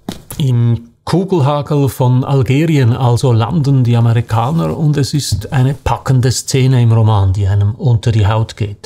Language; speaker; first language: German; native; German